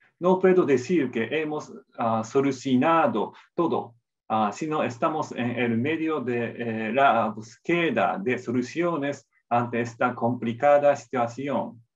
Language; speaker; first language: Spanish; non-native, fluent; Japanese